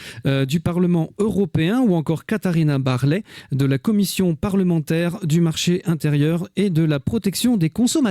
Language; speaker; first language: French; native; French